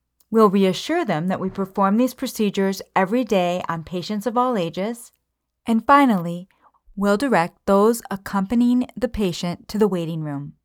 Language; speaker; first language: English; native; English